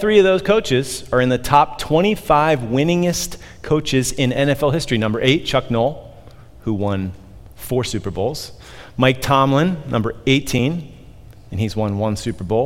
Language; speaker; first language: English; native; English